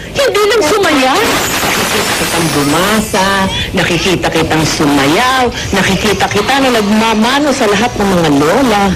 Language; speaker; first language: Filipino; non-native, local second language; Hiligaynon